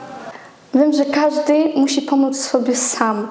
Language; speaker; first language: Polish; non-native, fluent; Ukrainian